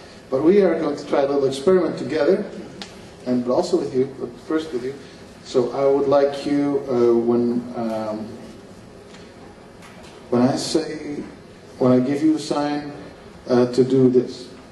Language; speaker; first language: English; non-native, fluent; Western Frisian